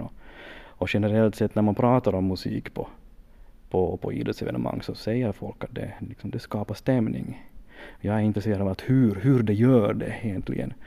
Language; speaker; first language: Swedish; native; Swedish